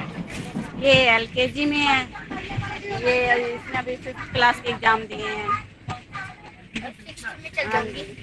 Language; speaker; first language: Hindi; native; Hindi